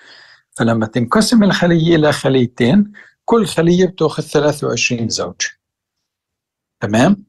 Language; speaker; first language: Arabic; native; Arabic